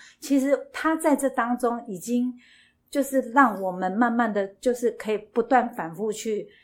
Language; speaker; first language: Chinese; native; Chinese